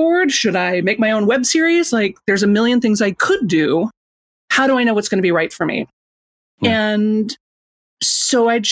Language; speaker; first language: English; native; English